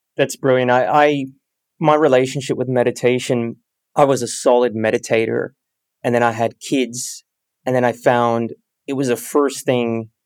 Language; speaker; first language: English; native; English